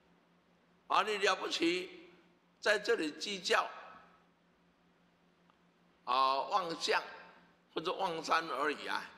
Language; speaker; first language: Chinese; native; Chinese